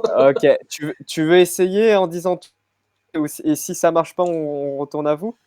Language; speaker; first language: French; native; French